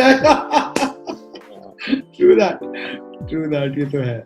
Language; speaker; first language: Hindi; native; Hindi